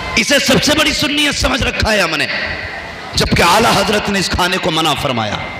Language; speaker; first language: Urdu; native; Urdu